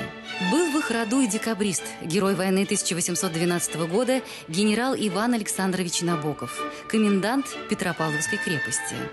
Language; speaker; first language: Russian; native; Russian